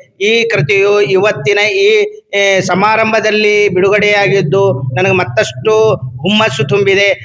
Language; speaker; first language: Kannada; native; Kannada